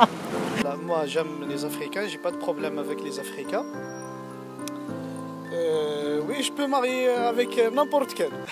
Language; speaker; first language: French; non-native, local second language; Arabic